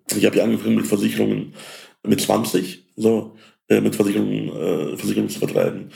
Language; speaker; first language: German; early bilingual, other home language; Russian